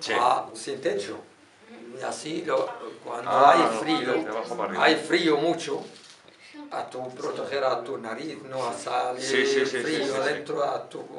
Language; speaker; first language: Spanish; non-native, learner; Arabic